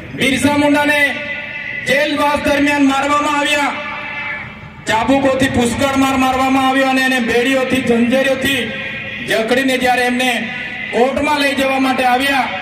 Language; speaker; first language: Gujarati; non-native, local second language; Bhili